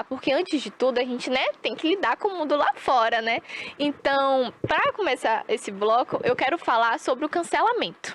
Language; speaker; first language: Portuguese; native; Portuguese